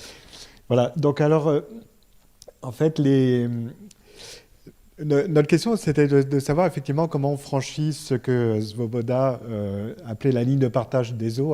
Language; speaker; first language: French; native; French